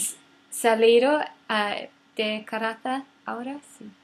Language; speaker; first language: Spanish; non-native, learner; English